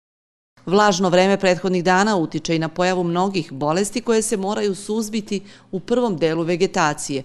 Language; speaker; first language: Serbian; native; Serbian